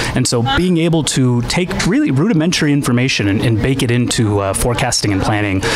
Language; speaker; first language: English; native; English